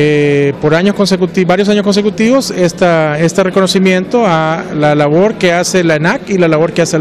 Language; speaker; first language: Spanish; native; Spanish